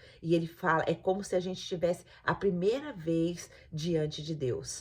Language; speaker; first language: Portuguese; native; Portuguese